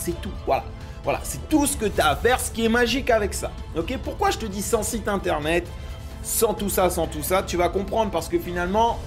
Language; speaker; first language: French; native; French